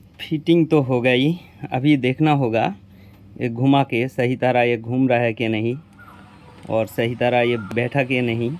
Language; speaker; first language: Hindi; non-native, local second language; Bangla